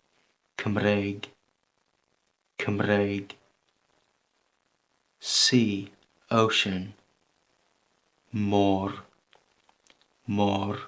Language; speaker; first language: Welsh; non-native, learner; English